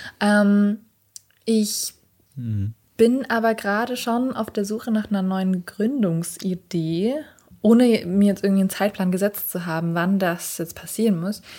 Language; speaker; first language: German; early bilingual, other home language; Kurdish